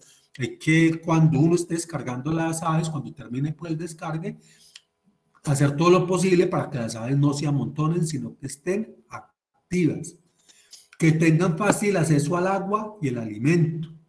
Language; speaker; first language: Spanish; native; Spanish